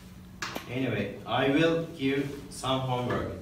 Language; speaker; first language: English; non-native, learner; Turkish